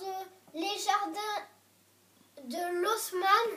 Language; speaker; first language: French; non-native, learner; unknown